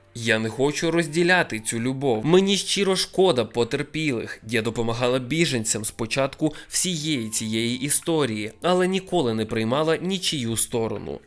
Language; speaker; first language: Ukrainian; native; Ukrainian